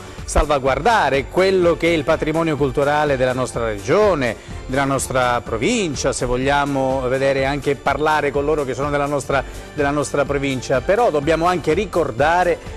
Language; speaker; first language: Italian; native; Italian